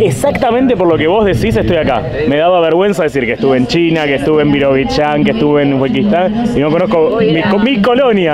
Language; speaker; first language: Spanish; native; Spanish